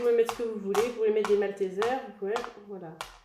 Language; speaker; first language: French; native; French